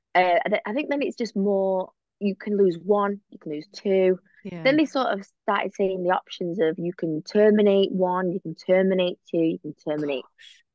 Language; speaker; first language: English; native; English